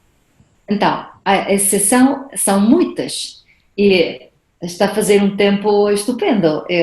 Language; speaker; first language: Portuguese; non-native, fluent; Spanish